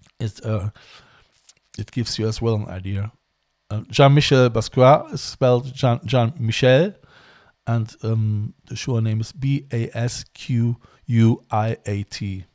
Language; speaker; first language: English; non-native, fluent; German